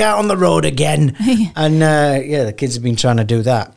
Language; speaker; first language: English; native; English